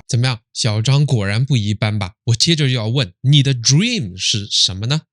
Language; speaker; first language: Chinese; native; Chinese